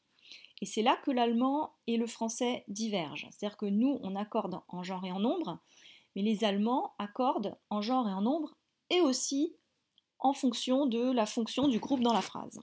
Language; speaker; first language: French; native; French